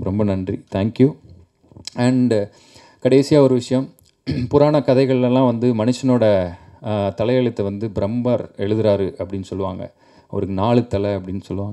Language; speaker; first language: Tamil; native; Tamil